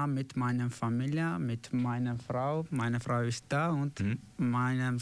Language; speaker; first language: German; non-native, learner; Armenian